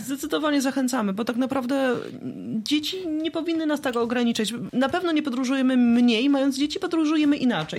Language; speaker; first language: Polish; native; Polish